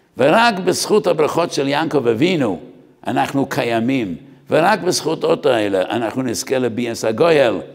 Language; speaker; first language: Hebrew; non-native, fluent; Yiddish